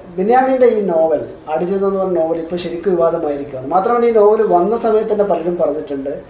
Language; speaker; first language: Malayalam; native; Malayalam